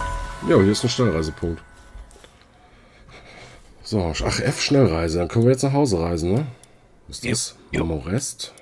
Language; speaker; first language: German; native; German